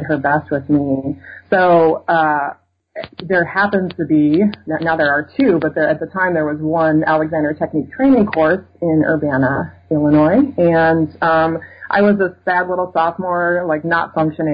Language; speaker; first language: English; native; English